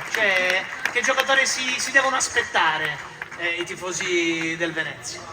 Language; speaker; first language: Italian; native; Italian